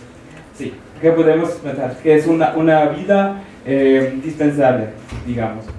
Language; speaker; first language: Spanish; non-native, fluent; French